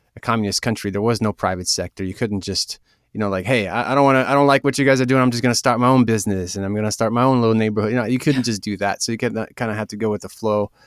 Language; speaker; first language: English; early bilingual, other home language; Ukrainian